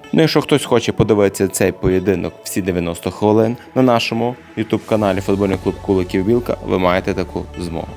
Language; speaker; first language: Ukrainian; native; Ukrainian